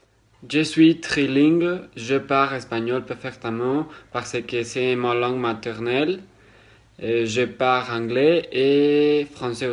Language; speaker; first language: French; non-native, learner; Spanish